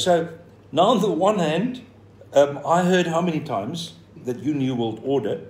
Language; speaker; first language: English; non-native, local second language; Afrikaans